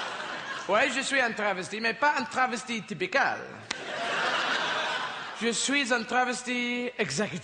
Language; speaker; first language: French; non-native, fluent; English